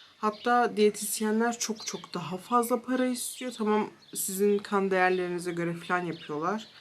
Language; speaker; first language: Turkish; early bilingual, heritage; Turkish